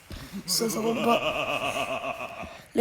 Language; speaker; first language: French; native; French